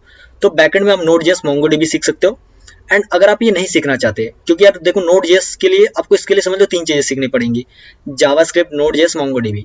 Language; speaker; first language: Hindi; native; Hindi